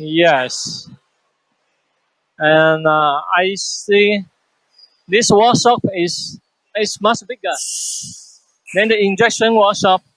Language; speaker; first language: English; non-native, fluent; Chinese